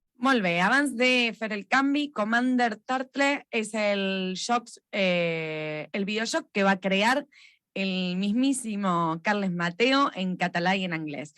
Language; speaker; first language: Catalan; non-native, local second language; Spanish